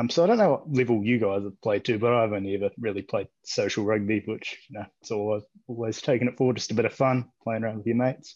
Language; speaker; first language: English; native; English